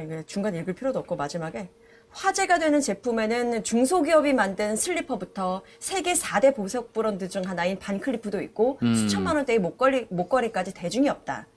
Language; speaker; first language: Korean; native; Korean